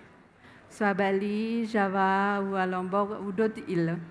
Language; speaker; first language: French; non-native, learner; Indonesian